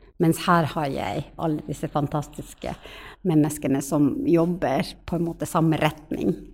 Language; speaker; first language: Norwegian; non-native, fluent; Finnish